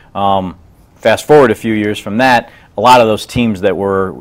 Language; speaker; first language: English; native; English